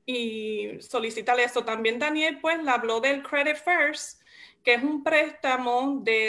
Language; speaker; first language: Spanish; early bilingual, heritage; Spanish